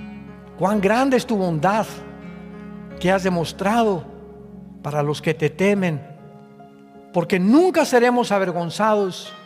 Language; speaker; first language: Spanish; native; Spanish